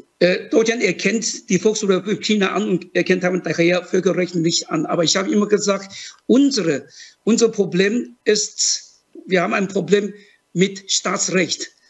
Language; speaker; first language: German; non-native, fluent; Chinese